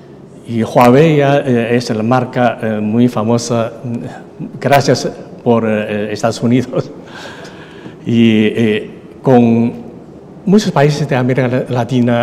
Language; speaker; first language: Spanish; non-native, fluent; Chinese